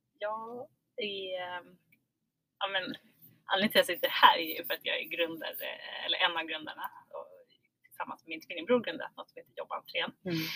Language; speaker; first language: Swedish; early bilingual, other home language; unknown